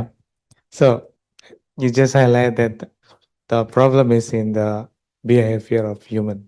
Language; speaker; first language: English; non-native, local second language; Indonesian